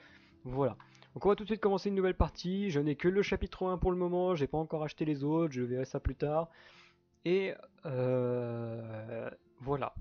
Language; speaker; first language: French; native; French